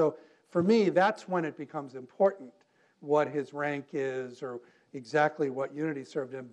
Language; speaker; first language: English; native; English